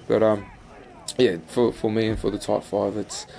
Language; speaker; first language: English; native; English